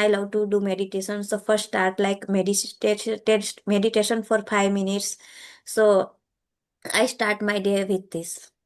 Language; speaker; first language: English; non-native, learner; Gujarati